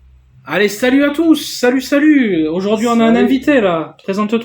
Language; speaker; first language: French; native; French